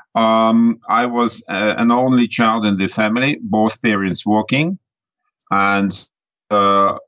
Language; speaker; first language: English; non-native, fluent; Russian